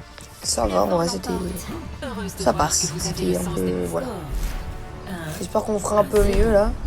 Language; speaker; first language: French; native; French